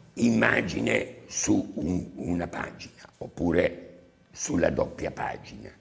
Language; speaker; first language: Italian; native; Italian